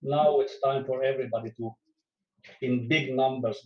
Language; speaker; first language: English; non-native, fluent; Swedish